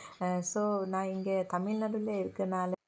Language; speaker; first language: Tamil; non-native, fluent; Assamese